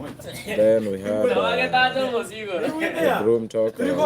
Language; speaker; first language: English; non-native, local second language; Swahili